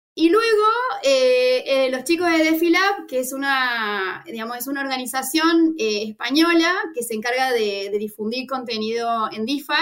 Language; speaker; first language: Spanish; native; Spanish